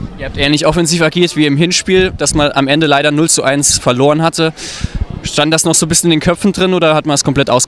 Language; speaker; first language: German; native; German